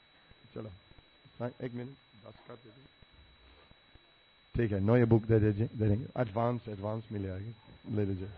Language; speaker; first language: Hindi; non-native, fluent; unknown